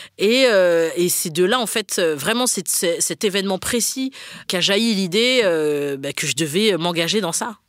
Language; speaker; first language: French; native; French